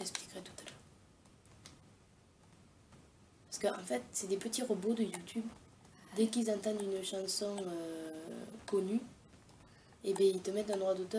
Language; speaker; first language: French; native; French